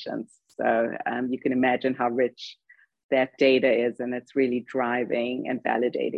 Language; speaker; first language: English; native; English